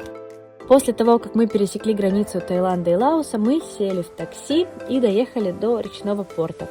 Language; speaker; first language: Russian; native; Russian